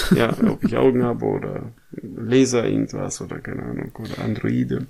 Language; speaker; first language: German; non-native, fluent; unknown